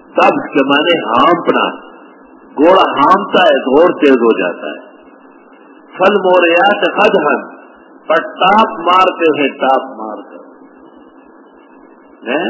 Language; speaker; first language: Urdu; non-native, local second language; Pashto